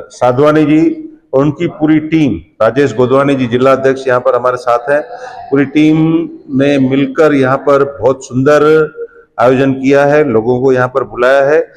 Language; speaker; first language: Hindi; non-native, local second language; Sindhi